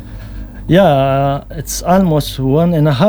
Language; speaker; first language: English; non-native, local second language; Pashto